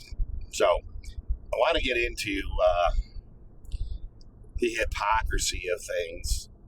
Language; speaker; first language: English; native; English